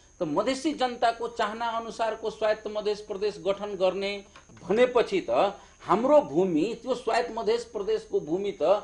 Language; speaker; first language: Nepali; native; Nepali